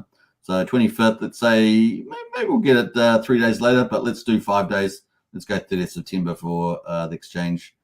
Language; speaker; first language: English; native; English